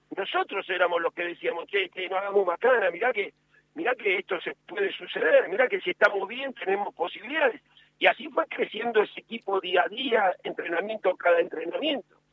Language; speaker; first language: Spanish; native; Spanish